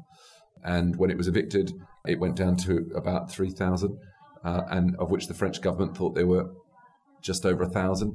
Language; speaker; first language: English; native; English